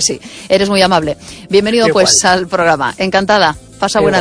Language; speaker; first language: Spanish; native; Spanish